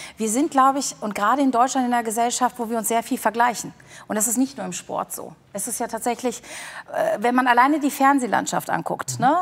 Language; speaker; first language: German; early bilingual, other home language; Turkish